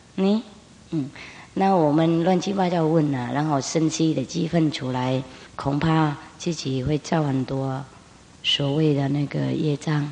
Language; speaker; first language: Chinese; non-native, fluent; Vietnamese